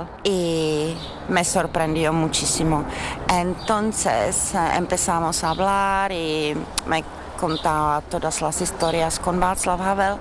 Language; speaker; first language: Spanish; non-native, fluent; Czech